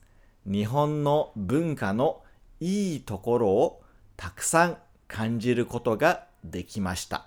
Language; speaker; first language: Japanese; non-native, fluent; Portuguese